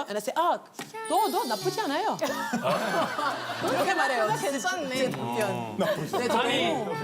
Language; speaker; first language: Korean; non-native, learner; French